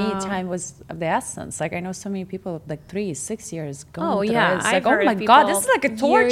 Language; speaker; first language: English; non-native, fluent; Russian